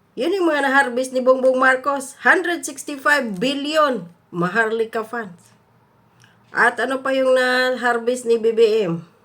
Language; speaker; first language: Filipino; native; Filipino